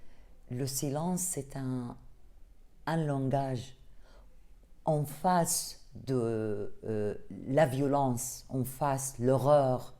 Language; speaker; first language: French; non-native, fluent; Arabic